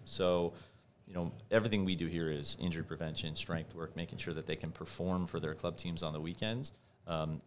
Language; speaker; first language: English; native; English